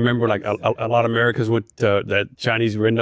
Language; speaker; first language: English; native; English